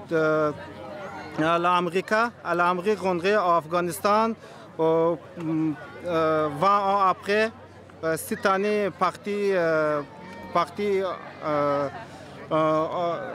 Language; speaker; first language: French; non-native, learner; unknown